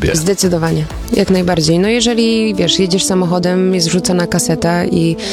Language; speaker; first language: Polish; early bilingual, other home language; German